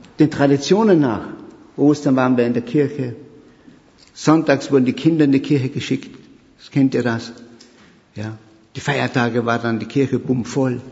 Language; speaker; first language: German; native; German